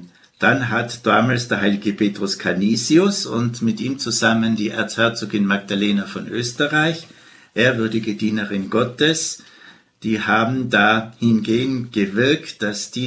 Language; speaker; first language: German; native; German